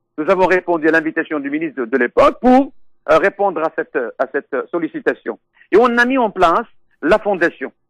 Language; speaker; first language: French; non-native, local second language; Arabic